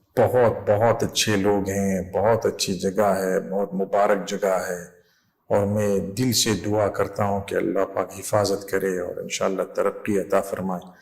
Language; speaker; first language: Urdu; non-native, fluent; English